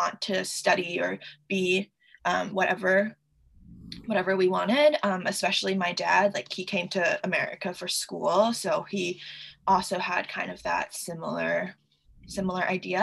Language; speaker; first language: English; early bilingual, other home language; Chinese